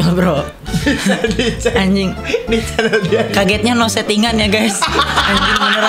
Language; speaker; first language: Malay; non-native, local second language; Sundanese